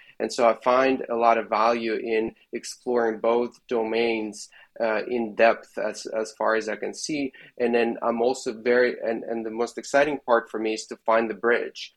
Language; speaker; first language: English; non-native, fluent; Russian